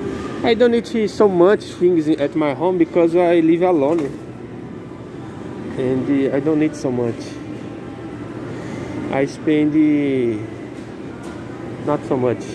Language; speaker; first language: English; non-native, learner; Portuguese